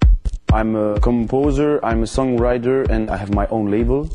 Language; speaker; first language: English; non-native, fluent; French